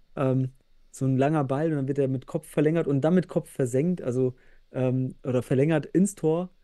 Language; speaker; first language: German; native; German